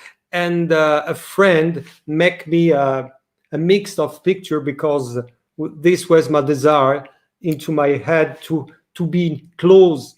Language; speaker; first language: English; non-native, learner; French